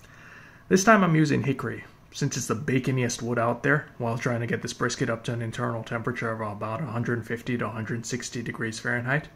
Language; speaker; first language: English; native; English